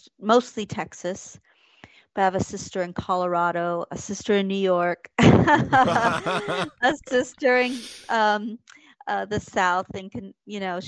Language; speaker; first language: English; native; English